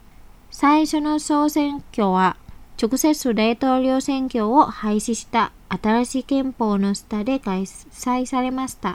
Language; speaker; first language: Japanese; non-native, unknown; Indonesian